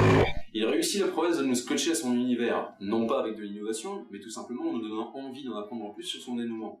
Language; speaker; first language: French; native; French